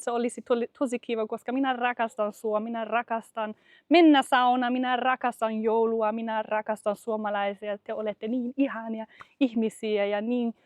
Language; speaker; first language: Finnish; non-native, fluent; German